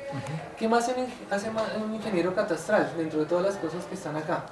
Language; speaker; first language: Spanish; native; Spanish